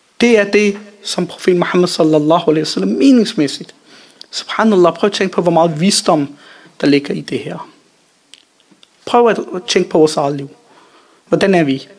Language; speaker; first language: Danish; early bilingual, other home language; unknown